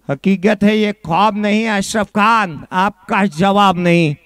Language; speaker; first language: Hindi; non-native, local second language; Marathi